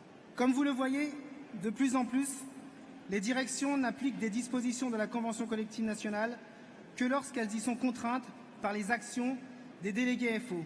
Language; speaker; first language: French; native; French